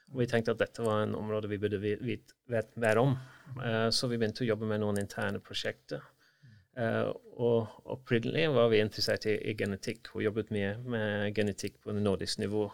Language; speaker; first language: Norwegian; non-native, fluent; English